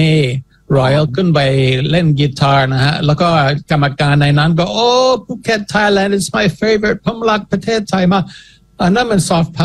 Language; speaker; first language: Thai; non-native, fluent; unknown